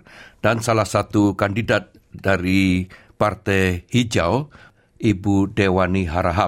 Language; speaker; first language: Indonesian; native; Indonesian